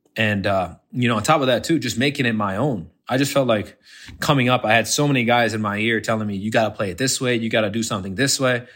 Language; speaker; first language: English; native; English